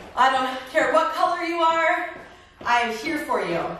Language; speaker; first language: English; native; English